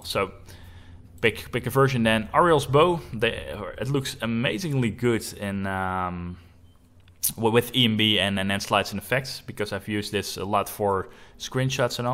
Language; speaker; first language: English; non-native, fluent; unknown